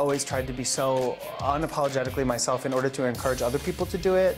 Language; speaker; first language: English; native; English